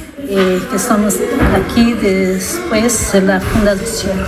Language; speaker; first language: Spanish; non-native, learner; Italian